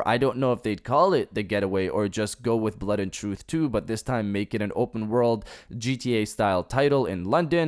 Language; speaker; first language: English; native; English